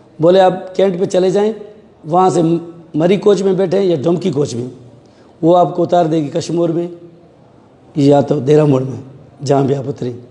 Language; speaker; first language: Urdu; non-native, local second language; Sindhi